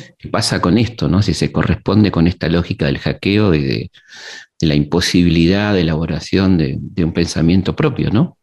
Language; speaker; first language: Spanish; native; Spanish